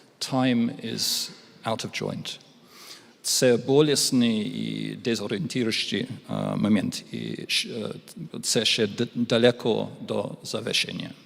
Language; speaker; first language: Ukrainian; non-native, learner; English